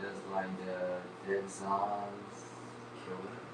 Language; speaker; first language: English; non-native, learner; Chinese